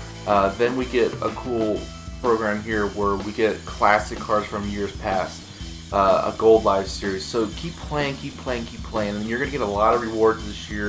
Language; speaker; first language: English; native; English